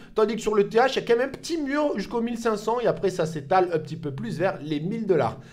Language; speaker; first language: French; native; French